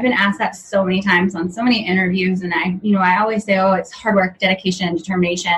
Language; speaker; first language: English; native; English